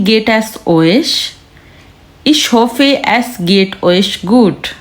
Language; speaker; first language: German; non-native, learner; Urdu